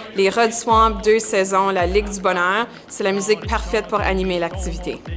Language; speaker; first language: French; native; French